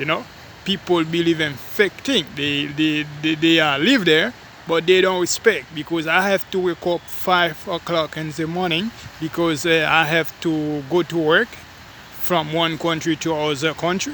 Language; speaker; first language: English; non-native, learner; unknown